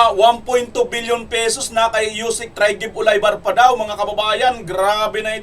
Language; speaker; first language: Filipino; native; Filipino